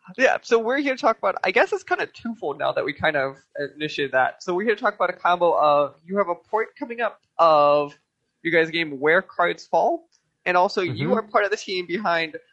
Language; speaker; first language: English; native; English